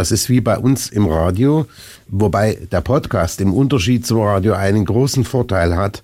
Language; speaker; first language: German; native; German